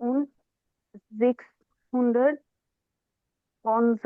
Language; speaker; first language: German; non-native, learner; Bangla